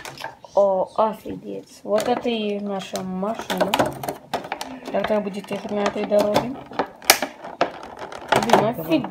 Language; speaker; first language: Russian; early bilingual, heritage; Russian